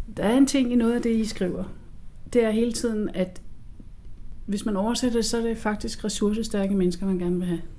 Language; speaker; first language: Danish; native; Danish